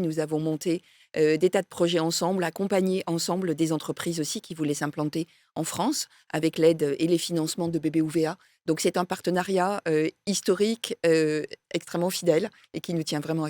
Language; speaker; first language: French; native; French